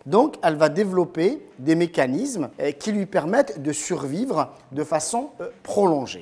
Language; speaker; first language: French; non-native, local second language; Arabic